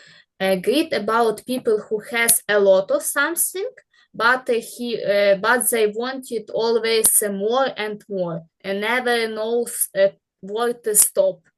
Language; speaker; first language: English; non-native, learner; Ukrainian